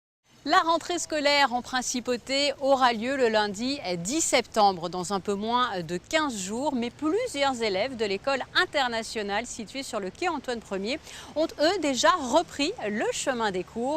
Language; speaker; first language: French; native; French